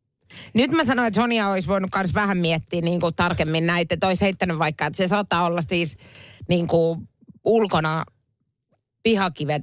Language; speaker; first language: Finnish; native; Finnish